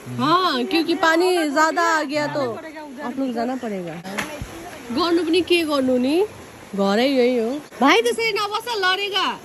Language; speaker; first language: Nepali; native; Nepali